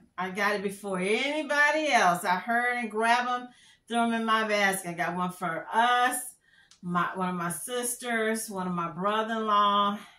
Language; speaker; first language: English; native; English